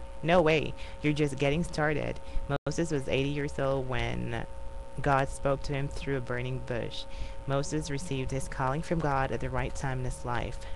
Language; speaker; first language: English; native; English